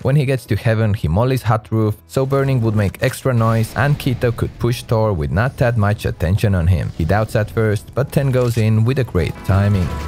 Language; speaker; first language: English; non-native, fluent; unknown